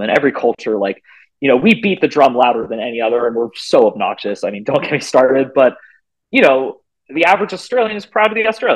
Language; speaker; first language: English; native; English